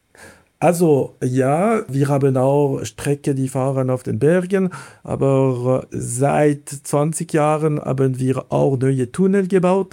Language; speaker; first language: German; non-native, fluent; Italian